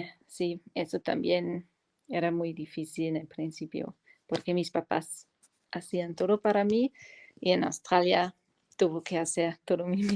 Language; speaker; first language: Spanish; non-native, fluent; German